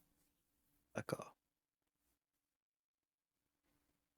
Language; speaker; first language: French; native; French